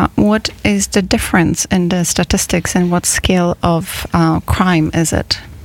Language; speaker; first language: English; non-native, fluent; Polish